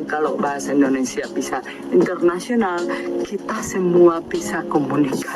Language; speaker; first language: Indonesian; non-native, fluent; Spanish